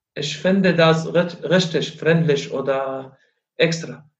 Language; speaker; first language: German; non-native, fluent; Arabic